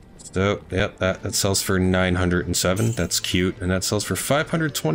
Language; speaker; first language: English; native; English